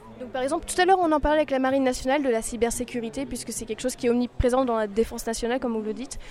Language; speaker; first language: French; native; French